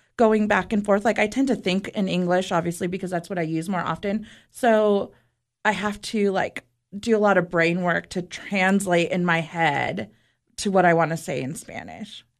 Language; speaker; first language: English; early bilingual, other home language; Spanish